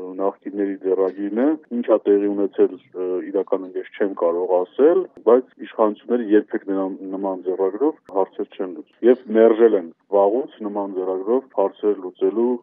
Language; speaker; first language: Armenian; native; Armenian